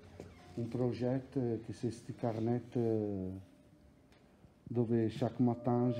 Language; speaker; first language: French; non-native, learner; Italian